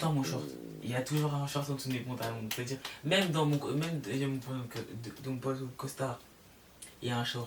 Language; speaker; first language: French; native; French